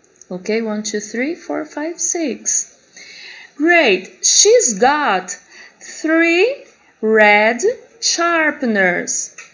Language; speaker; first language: English; non-native, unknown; Portuguese